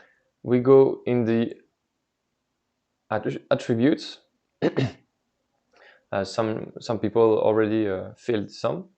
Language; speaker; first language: English; non-native, fluent; French